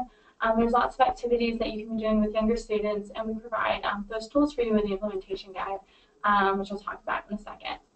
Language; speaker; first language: English; native; English